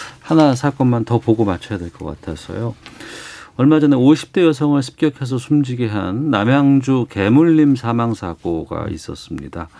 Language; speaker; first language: Korean; native; Korean